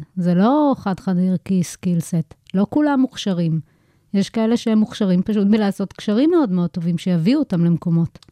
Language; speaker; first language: Hebrew; native; Hebrew